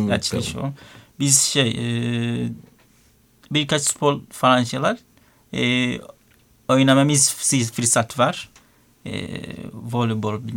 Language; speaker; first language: Turkish; non-native, learner; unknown